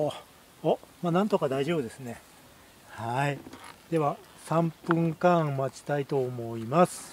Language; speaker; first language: Japanese; native; Japanese